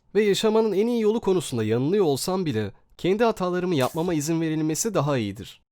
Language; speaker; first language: Turkish; native; Turkish